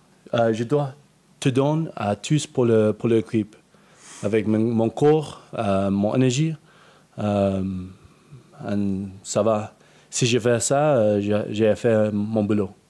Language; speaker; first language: French; non-native, learner; English